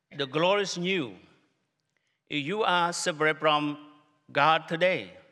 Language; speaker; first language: English; non-native, fluent; Khmer